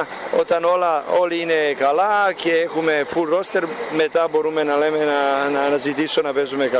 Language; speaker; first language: Greek; non-native, learner; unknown